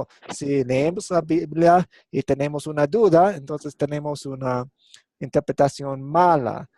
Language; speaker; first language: Spanish; non-native, fluent; English